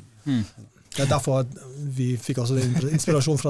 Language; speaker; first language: Norwegian; non-native, fluent; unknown